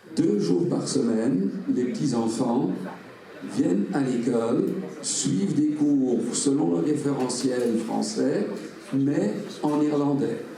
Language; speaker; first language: French; non-native, fluent; Dutch